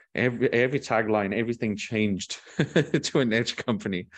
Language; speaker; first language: English; non-native, fluent; Portuguese